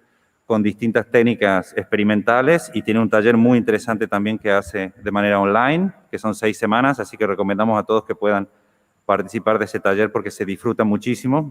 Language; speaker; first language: Spanish; native; Spanish